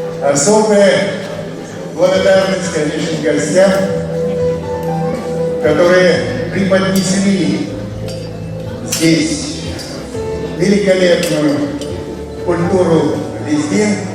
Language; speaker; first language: Russian; non-native, local second language; Azerbaijani